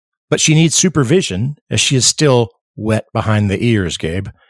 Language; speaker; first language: English; early bilingual, other home language; Spanish